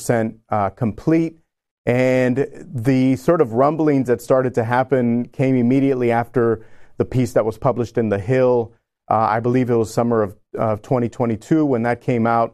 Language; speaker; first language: English; native; English